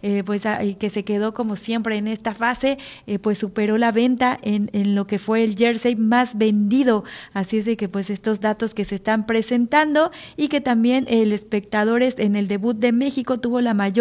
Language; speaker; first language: Spanish; native; Spanish